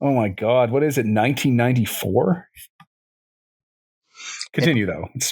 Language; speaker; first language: English; native; English